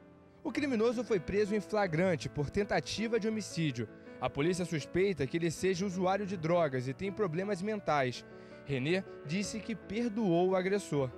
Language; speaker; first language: Portuguese; native; Portuguese